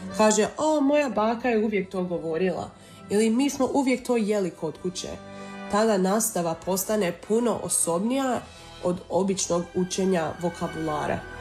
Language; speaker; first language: Serbian; early bilingual, heritage; Croatian